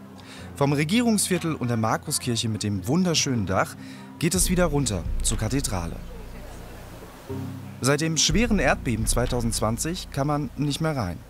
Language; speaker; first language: German; early bilingual, other home language; Croatian